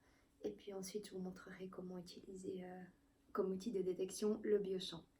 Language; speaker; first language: French; native; French